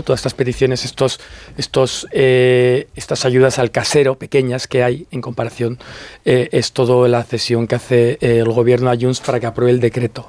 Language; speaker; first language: Spanish; native; Spanish